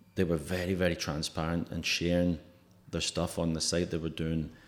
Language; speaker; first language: English; native; English